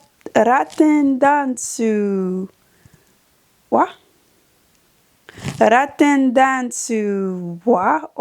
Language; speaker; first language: Japanese; non-native, learner; English